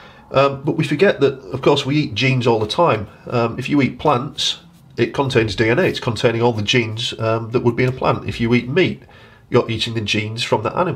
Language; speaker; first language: English; native; English